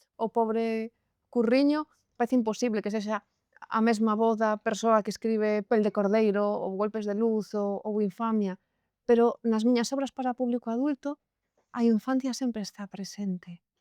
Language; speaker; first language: Galician; non-native, local second language; Spanish